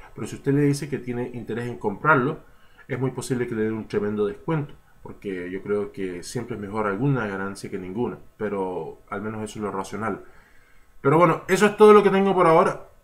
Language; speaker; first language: Spanish; early bilingual, heritage; Spanish